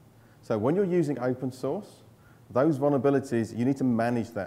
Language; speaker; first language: English; native; English